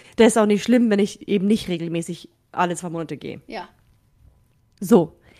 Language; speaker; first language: German; early bilingual, other home language; Russian